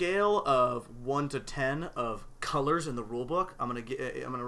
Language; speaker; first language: English; native; English